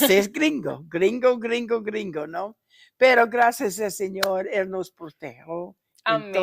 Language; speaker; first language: Spanish; non-native, fluent; English